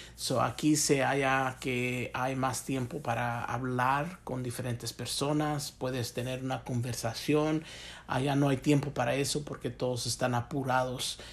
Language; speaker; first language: Spanish; early bilingual, heritage; Spanish